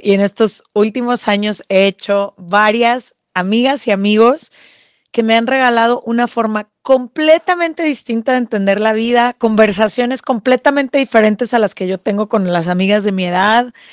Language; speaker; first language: Spanish; native; Spanish